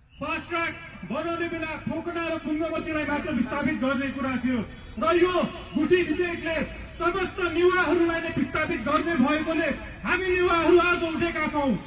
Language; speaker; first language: Nepali; non-native, local second language; Newari